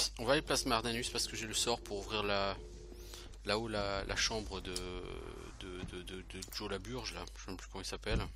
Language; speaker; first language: French; native; French